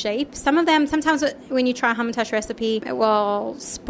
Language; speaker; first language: English; native; English